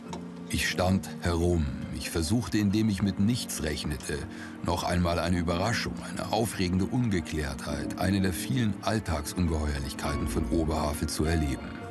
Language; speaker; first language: German; native; German